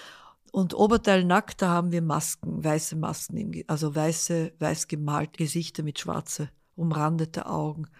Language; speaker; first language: German; early bilingual, other home language; Dutch